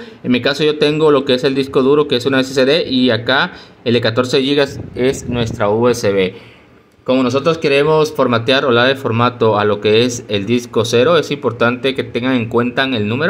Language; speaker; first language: Spanish; native; Spanish